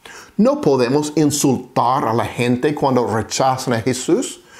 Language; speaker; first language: Spanish; non-native, fluent; English